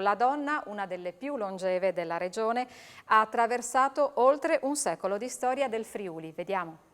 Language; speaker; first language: Italian; native; Italian